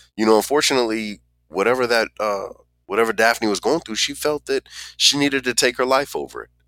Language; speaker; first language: English; native; English